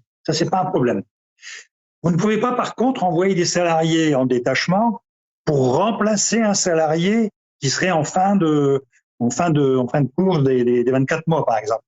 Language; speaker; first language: French; native; French